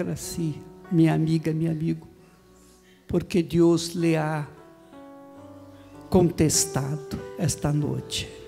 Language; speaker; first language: Portuguese; non-native, fluent; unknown